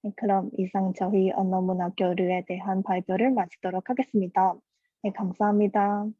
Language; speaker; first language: Korean; non-native, fluent; Chinese